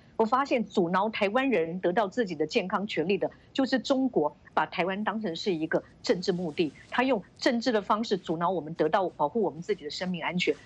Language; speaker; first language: Chinese; native; Chinese